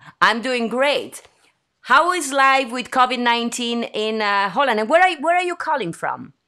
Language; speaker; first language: English; non-native, fluent; Italian